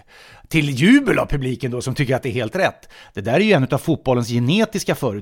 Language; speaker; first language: Swedish; native; Swedish